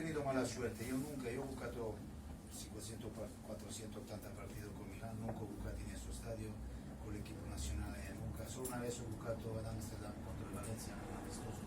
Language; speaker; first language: Spanish; non-native, fluent; Italian